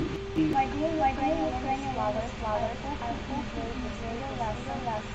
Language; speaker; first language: English; non-native, learner; Ukrainian